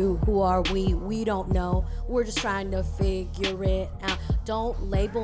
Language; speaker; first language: English; early bilingual, other home language; Spanish